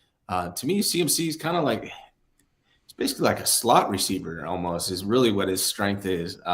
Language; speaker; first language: English; native; English